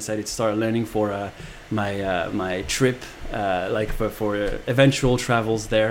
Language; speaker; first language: English; non-native, fluent; Japanese